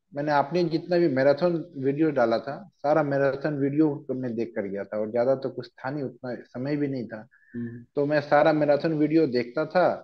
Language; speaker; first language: Hindi; native; Hindi